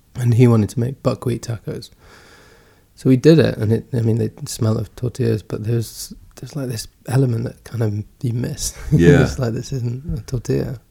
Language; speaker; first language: English; early bilingual, other home language; Gujarati